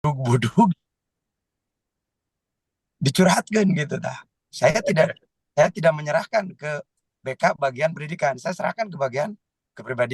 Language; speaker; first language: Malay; non-native, local second language; Sundanese